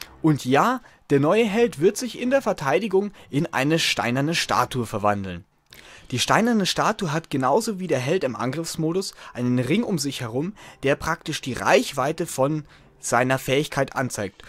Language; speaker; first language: German; native; German